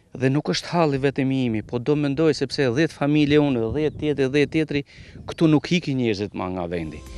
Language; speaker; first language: Albanian; native; Albanian